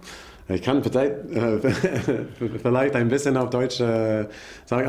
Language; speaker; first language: German; non-native, learner; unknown